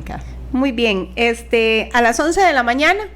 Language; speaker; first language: Spanish; native; Spanish